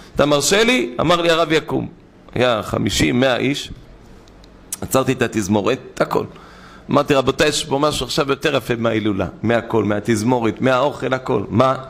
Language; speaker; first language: Hebrew; native; Hebrew